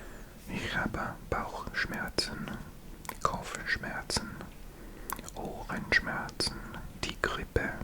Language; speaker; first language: German; non-native, learner; English